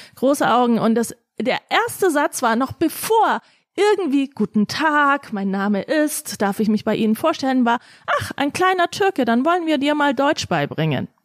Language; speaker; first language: German; early bilingual, other home language; Turkish